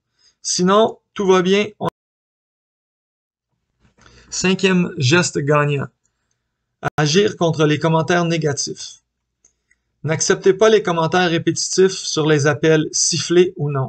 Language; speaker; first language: French; native; French